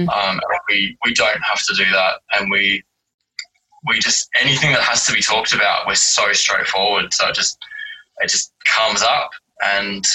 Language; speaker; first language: English; native; English